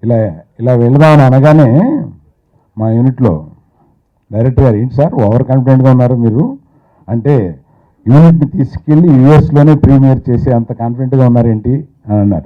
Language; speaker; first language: Telugu; native; Telugu